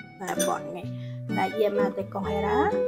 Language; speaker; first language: Spanish; non-native, learner; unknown